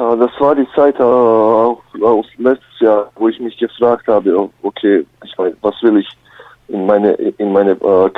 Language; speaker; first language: German; early bilingual, other home language; Bosnian